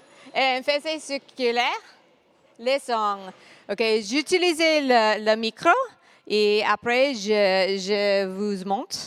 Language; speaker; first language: French; non-native, learner; English